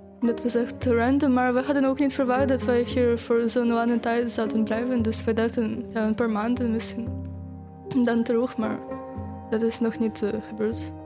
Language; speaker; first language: Dutch; non-native, fluent; Ukrainian